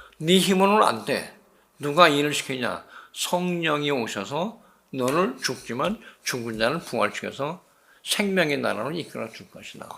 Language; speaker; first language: Korean; native; Korean